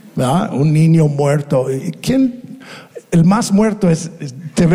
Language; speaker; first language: Spanish; non-native, fluent; English